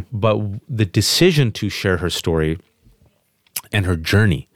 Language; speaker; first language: English; early bilingual, other home language; Urdu